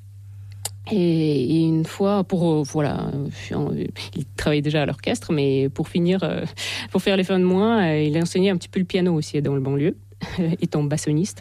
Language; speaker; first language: French; non-native, fluent; Russian